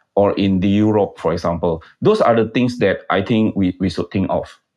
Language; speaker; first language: English; non-native, fluent; Indonesian